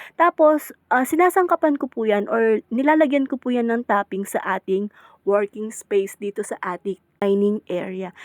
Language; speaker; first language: Filipino; non-native, local second language; Pampanga